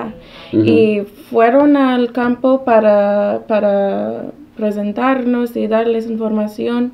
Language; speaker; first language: Spanish; non-native, fluent; English